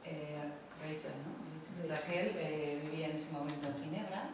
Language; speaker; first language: Spanish; native; Spanish